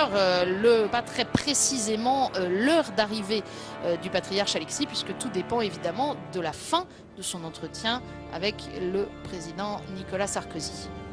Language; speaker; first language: French; native; French